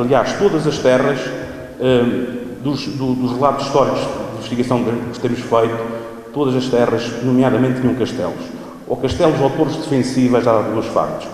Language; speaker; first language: Portuguese; native; Portuguese